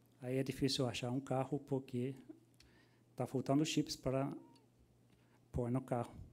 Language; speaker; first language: Portuguese; non-native, fluent; English